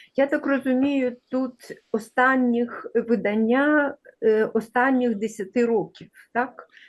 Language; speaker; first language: Ukrainian; native; Ukrainian